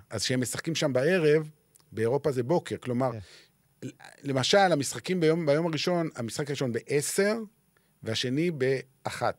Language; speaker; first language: Hebrew; native; Hebrew